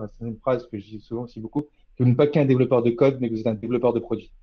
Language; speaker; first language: French; native; French